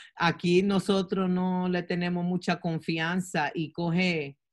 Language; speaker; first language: Spanish; early bilingual, heritage; Spanish